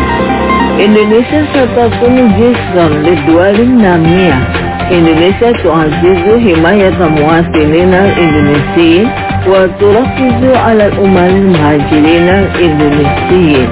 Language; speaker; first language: Arabic; non-native, fluent; Indonesian